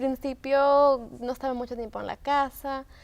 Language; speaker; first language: Spanish; early bilingual, heritage; Spanish